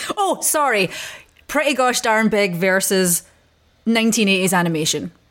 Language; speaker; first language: English; native; English